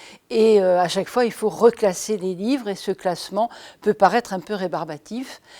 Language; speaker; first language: French; native; French